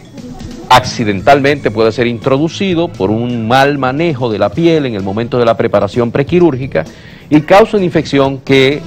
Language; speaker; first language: Spanish; native; Spanish